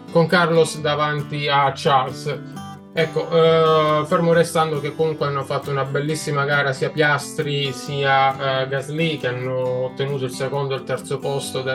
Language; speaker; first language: Italian; native; Italian